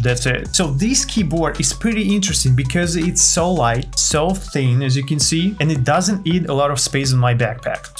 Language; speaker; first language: English; non-native, fluent; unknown